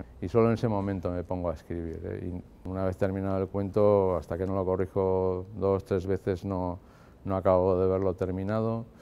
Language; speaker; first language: Spanish; native; Spanish